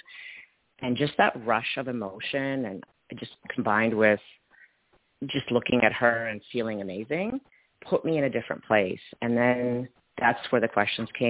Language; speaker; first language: English; non-native, fluent; Polish